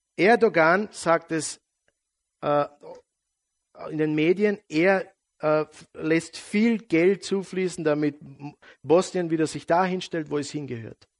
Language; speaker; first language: German; non-native, fluent; Serbian